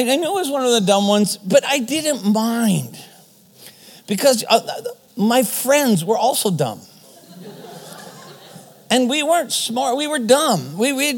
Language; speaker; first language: English; non-native, fluent; German